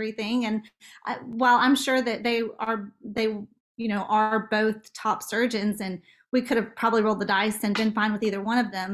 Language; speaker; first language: English; native; English